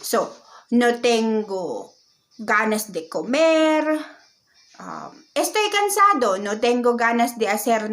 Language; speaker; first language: Spanish; non-native, learner; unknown